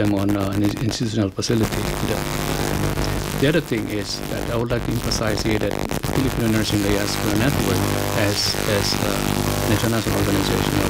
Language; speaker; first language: English; non-native, local second language; Cebuano